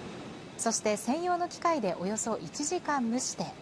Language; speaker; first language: Japanese; native; Japanese